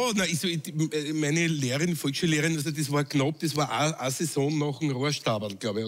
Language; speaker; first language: German; native; German